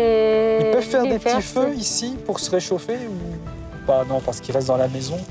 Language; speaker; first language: French; native; French